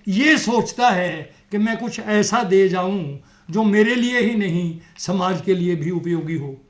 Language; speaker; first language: Hindi; non-native, local second language; Punjabi